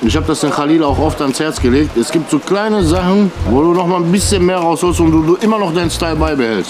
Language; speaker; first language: German; native; German